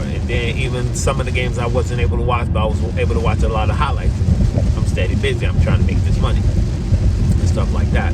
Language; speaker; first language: English; native; English